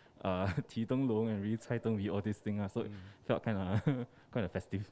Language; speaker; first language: English; non-native, local second language; Chinese